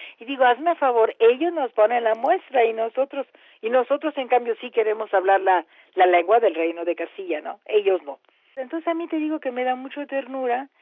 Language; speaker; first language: Spanish; non-native, local second language; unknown